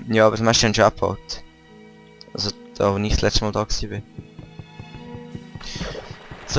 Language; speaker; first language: German; native; German